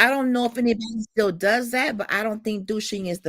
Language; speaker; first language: English; native; English